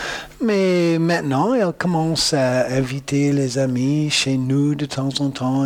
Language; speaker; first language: French; non-native, learner; English